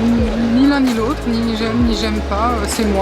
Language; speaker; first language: French; native; French